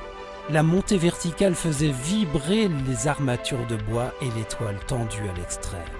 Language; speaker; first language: French; native; French